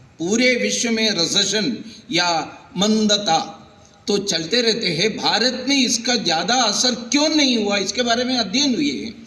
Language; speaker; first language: Hindi; non-native, local second language; Malayalam